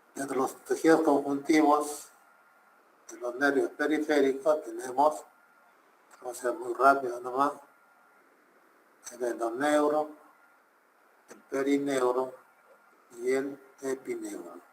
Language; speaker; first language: Spanish; native; Spanish